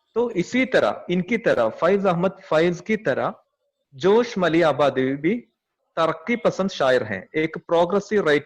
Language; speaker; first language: Hindi; non-native, local second language; Malayalam